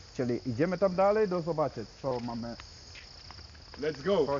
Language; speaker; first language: Polish; non-native, fluent; Swahili